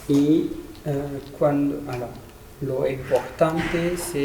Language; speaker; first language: Spanish; non-native, learner; French